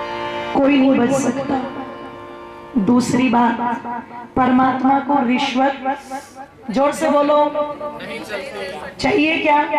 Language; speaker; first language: Hindi; native; Hindi